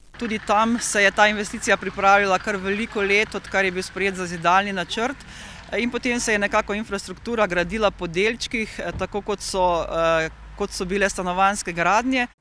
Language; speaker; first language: Slovenian; native; Slovenian